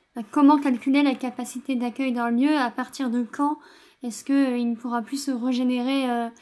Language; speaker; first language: French; native; French